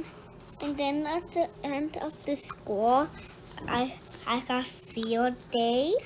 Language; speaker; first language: English; early bilingual, other home language; Spanish